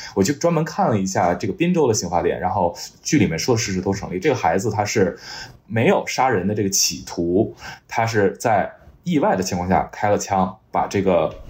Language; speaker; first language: Chinese; native; Chinese